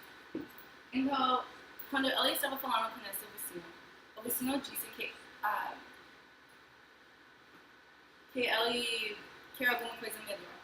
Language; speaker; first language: Portuguese; non-native, fluent; English